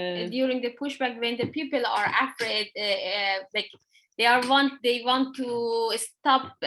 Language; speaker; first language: English; non-native, learner; Persian